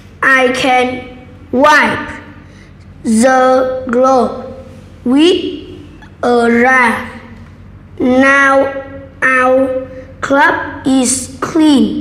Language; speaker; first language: English; non-native, learner; Vietnamese